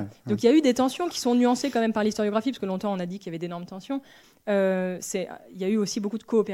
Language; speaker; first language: French; native; French